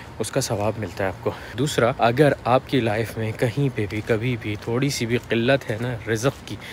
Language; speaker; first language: Hindi; native; Hindi